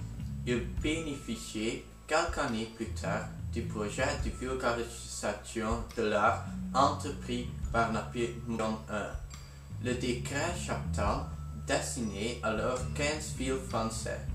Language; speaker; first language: French; non-native, learner; Dutch